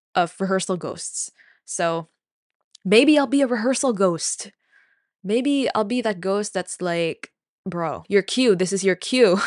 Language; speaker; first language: English; non-native, local second language; Filipino